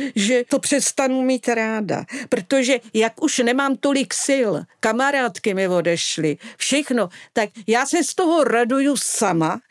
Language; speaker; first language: Czech; non-native, fluent; Italian